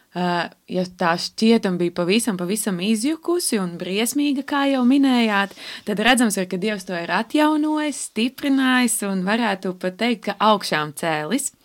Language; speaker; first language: Latvian; native; Latvian